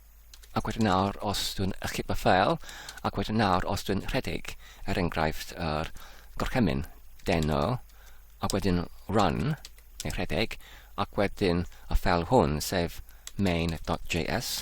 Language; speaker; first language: Welsh; non-native, learner; English